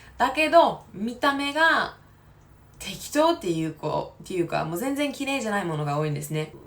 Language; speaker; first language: Japanese; non-native, fluent; English